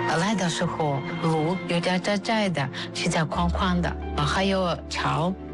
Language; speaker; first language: Chinese; non-native, fluent; Russian